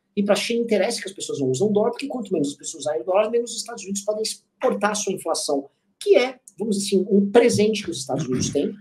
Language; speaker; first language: Portuguese; native; Portuguese